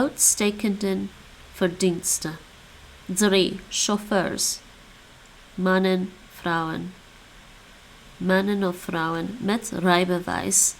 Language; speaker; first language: Dutch; non-native, learner; English